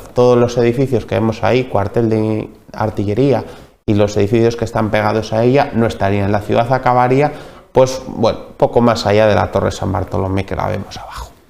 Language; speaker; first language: Spanish; native; Spanish